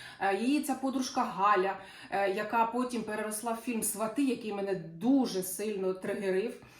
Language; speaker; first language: Ukrainian; non-native, local second language; Russian